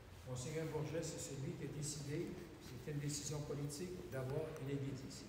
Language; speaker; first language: French; native; French